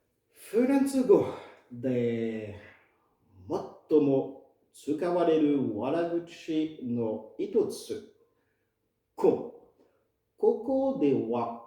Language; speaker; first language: Japanese; non-native, fluent; French